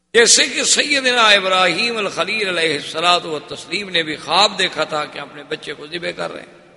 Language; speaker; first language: Urdu; native; Urdu